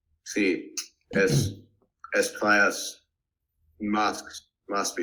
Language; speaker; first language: Spanish; non-native, learner; English